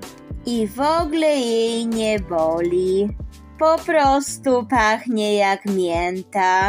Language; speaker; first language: Polish; early bilingual, heritage; Polish